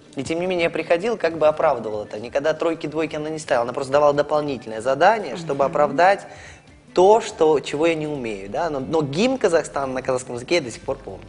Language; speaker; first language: Russian; native; Russian